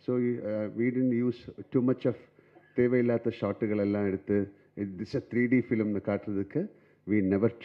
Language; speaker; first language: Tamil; non-native, learner; Malayalam